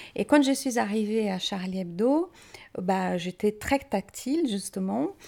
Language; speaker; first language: French; non-native, fluent; Portuguese